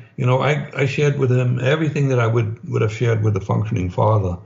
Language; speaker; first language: English; non-native, fluent; German